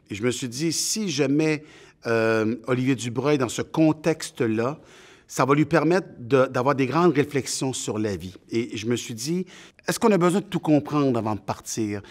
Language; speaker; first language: French; native; French